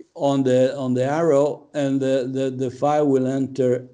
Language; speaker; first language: English; non-native, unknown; Italian